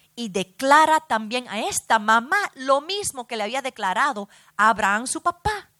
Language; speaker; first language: Spanish; early bilingual, heritage; Spanish